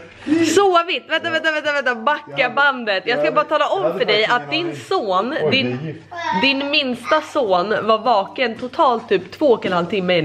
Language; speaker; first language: Swedish; native; Swedish